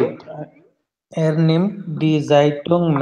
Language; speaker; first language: German; non-native, learner; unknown